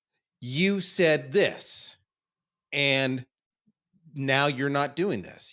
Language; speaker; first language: English; native; English